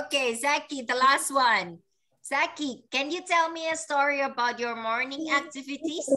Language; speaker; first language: English; non-native, fluent; Indonesian